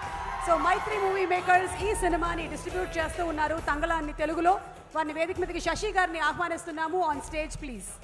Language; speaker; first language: Telugu; native; Telugu